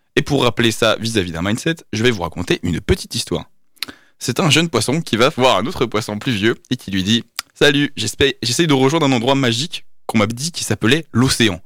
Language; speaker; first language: French; native; French